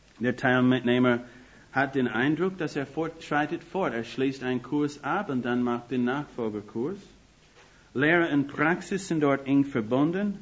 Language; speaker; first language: German; non-native, fluent; English